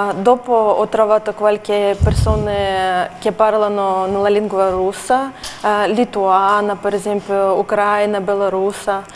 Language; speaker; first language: Italian; non-native, fluent; Russian